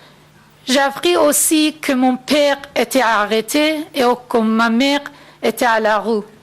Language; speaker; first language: French; non-native, fluent; Persian